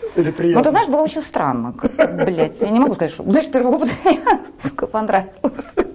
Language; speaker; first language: Russian; native; Russian